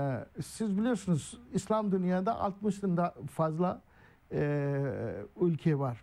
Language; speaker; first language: Turkish; non-native, learner; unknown